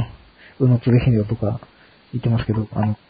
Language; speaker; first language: Japanese; native; Japanese